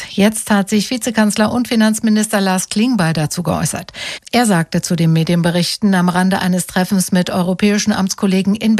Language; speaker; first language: German; native; German